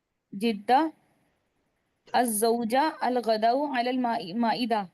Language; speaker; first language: Arabic; non-native, learner; Urdu